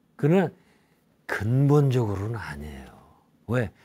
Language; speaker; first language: Korean; native; Korean